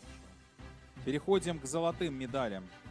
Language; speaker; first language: Russian; native; Russian